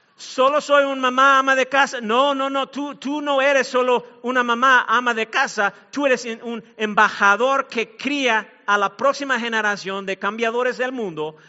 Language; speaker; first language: Spanish; non-native, fluent; English